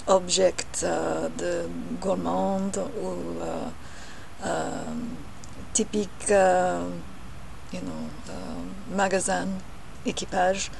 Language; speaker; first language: French; non-native, learner; English